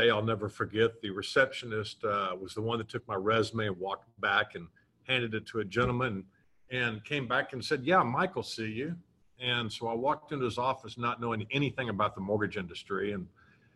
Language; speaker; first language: English; native; English